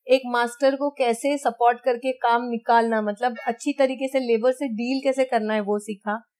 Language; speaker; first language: Hindi; non-native, local second language; Gujarati